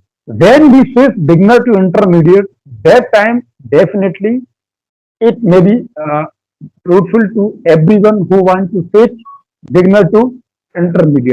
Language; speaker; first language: English; non-native, learner; Hindi